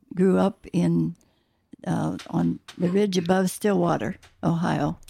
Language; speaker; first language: English; native; English